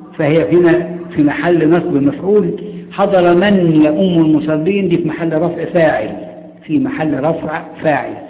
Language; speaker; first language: Arabic; native; Arabic